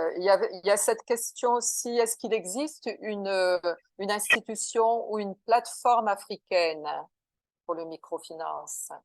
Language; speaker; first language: French; non-native, learner; Portuguese